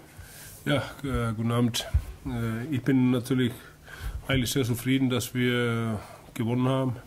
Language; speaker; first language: German; non-native, fluent; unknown